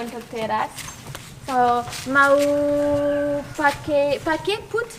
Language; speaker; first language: Indonesian; non-native, learner; French